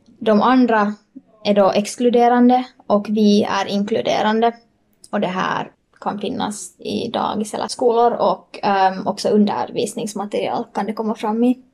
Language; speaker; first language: Swedish; native; Swedish